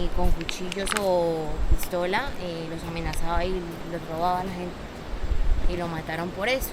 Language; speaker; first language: Spanish; native; Spanish